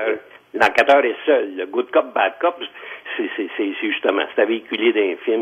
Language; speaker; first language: French; native; French